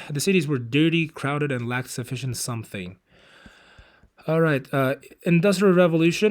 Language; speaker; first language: English; non-native, fluent; Uzbek